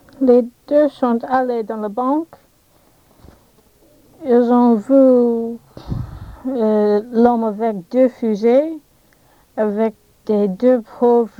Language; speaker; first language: French; non-native, learner; English